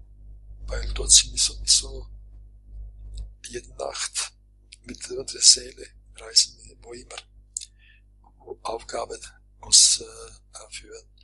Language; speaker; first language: German; non-native, fluent; Croatian